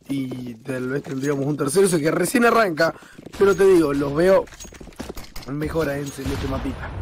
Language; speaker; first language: Spanish; native; Spanish